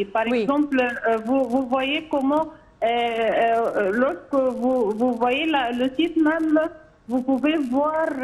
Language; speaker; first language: French; non-native, fluent; Arabic